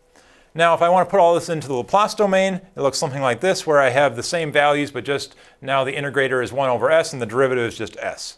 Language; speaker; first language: English; native; English